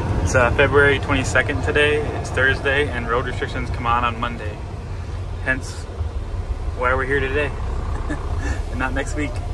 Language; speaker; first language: English; native; English